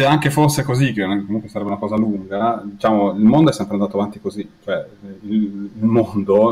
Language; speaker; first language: Italian; native; Italian